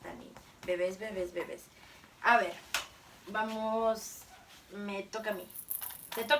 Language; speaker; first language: Spanish; native; Spanish